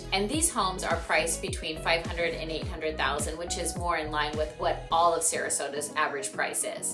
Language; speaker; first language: English; native; English